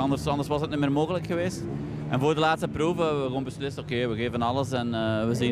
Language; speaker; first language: Dutch; native; Dutch